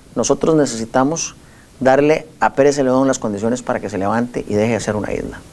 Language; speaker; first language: Spanish; native; Spanish